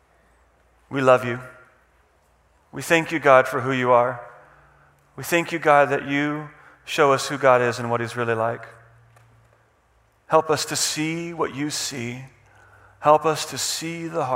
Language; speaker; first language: English; non-native, fluent; Czech